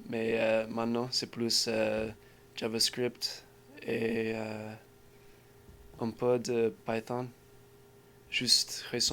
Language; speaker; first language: French; non-native, learner; English